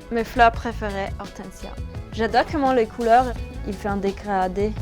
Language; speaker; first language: French; non-native, fluent; Danish